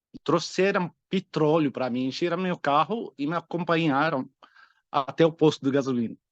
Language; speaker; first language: Portuguese; non-native, fluent; Arabic